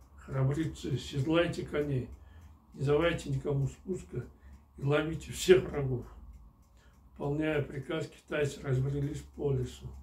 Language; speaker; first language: Russian; non-native, local second language; Kyrgyz